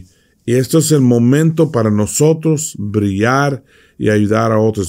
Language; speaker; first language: Spanish; non-native, fluent; English